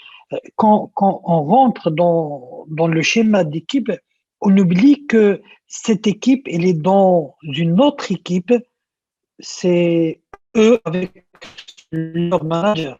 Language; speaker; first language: French; non-native, local second language; Arabic